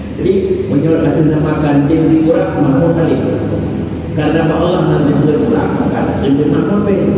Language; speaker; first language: Malay; non-native, local second language; Achinese